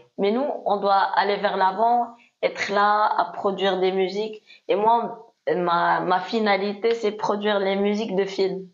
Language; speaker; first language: French; non-native, local second language; Arabic